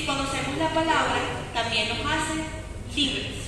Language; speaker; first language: Spanish; native; Spanish